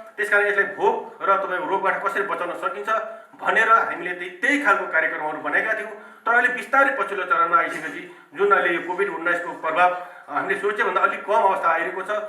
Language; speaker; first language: Nepali; native; Nepali